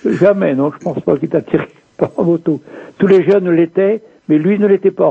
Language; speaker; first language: French; native; French